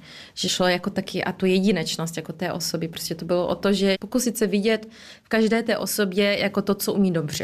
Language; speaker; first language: Czech; early bilingual, heritage; Czech